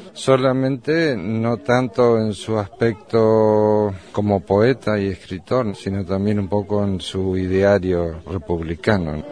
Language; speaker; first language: Spanish; native; Spanish